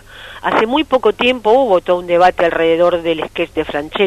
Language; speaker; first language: Spanish; native; Spanish